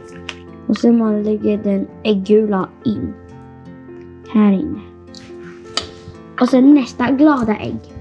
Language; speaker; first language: Swedish; non-native, fluent; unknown